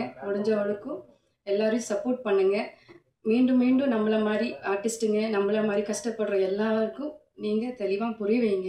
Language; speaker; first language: Tamil; non-native, fluent; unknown